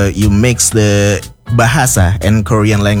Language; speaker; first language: English; non-native, fluent; Indonesian